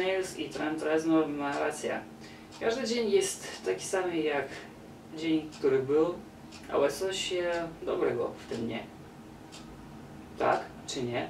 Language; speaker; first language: Polish; non-native, learner; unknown